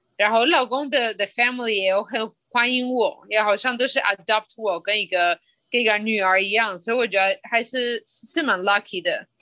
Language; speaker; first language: Chinese; non-native, fluent; Spanish